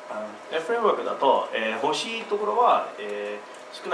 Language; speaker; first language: Japanese; non-native, learner; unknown